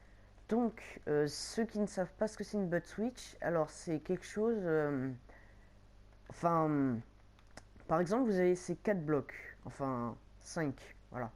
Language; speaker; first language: French; native; French